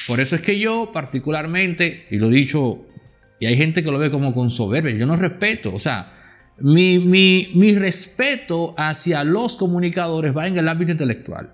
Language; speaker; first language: Spanish; native; Spanish